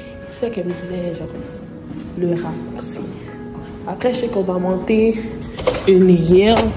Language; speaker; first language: French; native; French